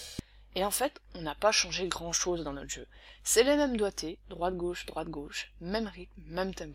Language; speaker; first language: French; native; French